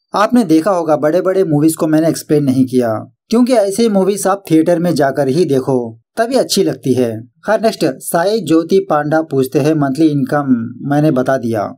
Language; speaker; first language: Hindi; non-native, local second language; Urdu